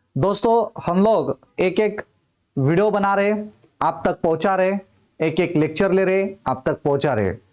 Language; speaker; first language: Hindi; non-native, local second language; Marathi